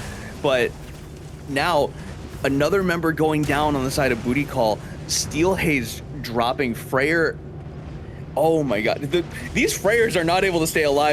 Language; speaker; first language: English; native; English